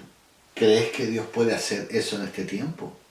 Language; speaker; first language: Spanish; native; Spanish